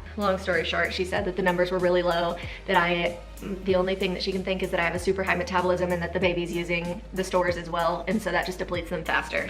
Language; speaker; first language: English; native; English